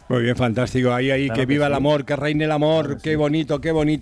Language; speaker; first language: Spanish; native; Spanish